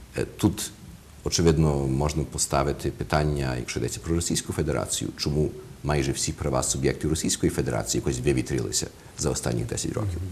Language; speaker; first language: Ukrainian; early bilingual, heritage; Ukrainian